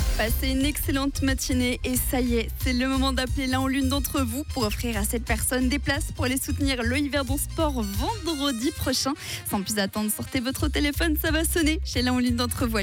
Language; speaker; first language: French; native; French